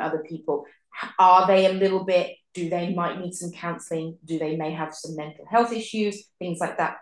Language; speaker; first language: English; native; English